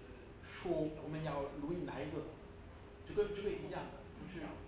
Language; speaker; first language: Chinese; non-native, fluent; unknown